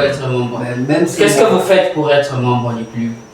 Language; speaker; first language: French; non-native, learner; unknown